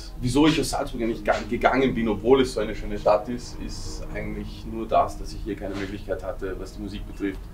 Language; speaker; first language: German; early bilingual, other home language; Serbian